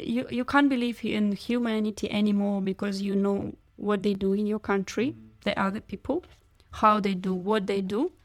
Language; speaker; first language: English; non-native, fluent; Ukrainian